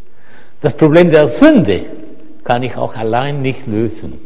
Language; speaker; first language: German; non-native, fluent; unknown